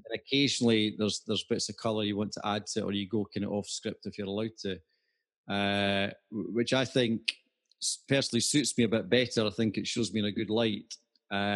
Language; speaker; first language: English; native; English